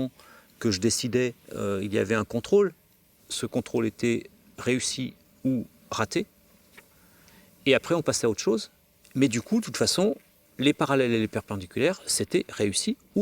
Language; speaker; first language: French; native; French